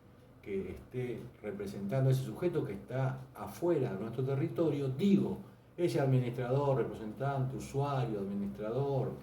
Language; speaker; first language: Spanish; native; Spanish